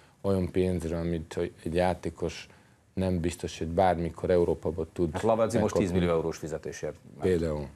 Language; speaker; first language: Hungarian; non-native, fluent; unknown